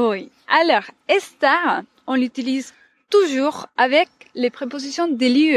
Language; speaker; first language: French; non-native, fluent; Spanish